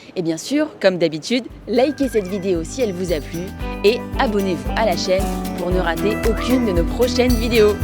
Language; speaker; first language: French; native; French